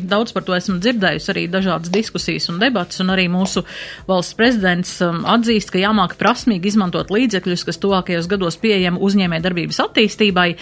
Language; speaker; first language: Latvian; native; Latvian